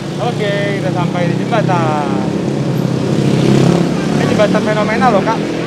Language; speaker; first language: Indonesian; native; Indonesian